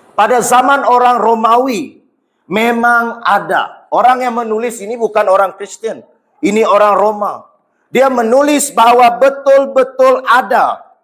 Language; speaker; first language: Malay; non-native, local second language; Iban